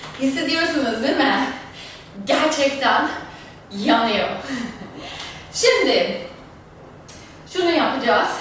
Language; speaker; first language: Turkish; non-native, fluent; German